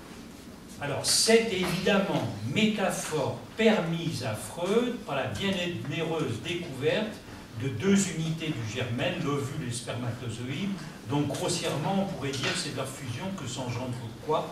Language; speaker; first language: French; native; French